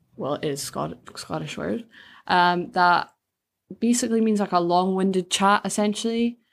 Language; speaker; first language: English; native; English